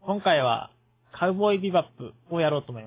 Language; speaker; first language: Japanese; native; Japanese